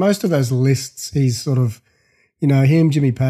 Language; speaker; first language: English; native; English